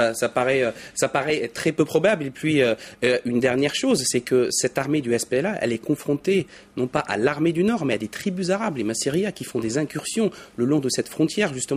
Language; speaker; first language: French; native; French